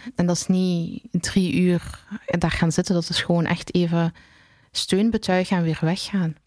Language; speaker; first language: Dutch; early bilingual, other home language; Arabic